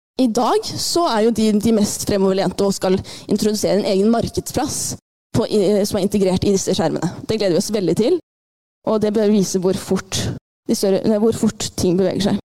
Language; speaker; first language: Norwegian; early bilingual, other home language; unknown